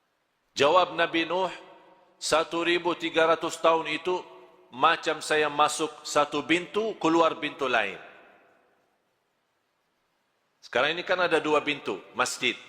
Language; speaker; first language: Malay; non-native, fluent; Arabic